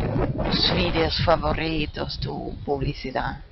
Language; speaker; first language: Spanish; non-native, fluent; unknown